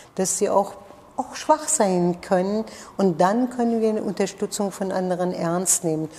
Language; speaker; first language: German; non-native, fluent; Persian